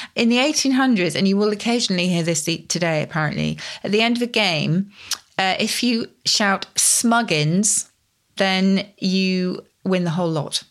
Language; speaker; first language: English; native; English